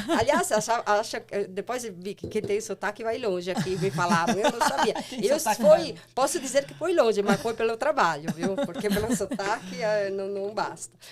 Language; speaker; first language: Portuguese; non-native, fluent; Italian